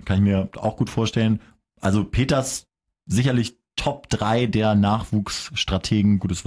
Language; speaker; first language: German; native; German